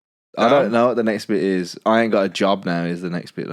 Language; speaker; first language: English; native; English